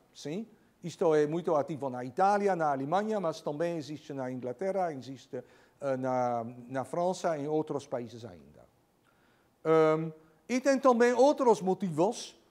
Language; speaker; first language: Portuguese; non-native, fluent; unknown